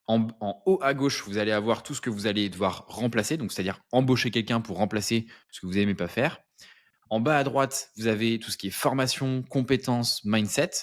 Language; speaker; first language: French; native; French